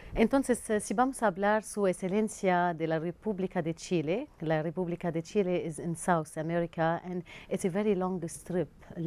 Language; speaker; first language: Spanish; non-native, learner; Arabic